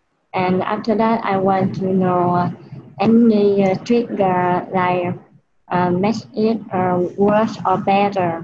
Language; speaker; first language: English; non-native, learner; Vietnamese